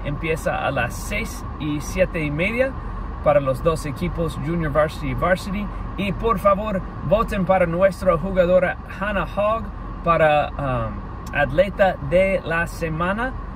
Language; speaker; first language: Spanish; non-native, fluent; English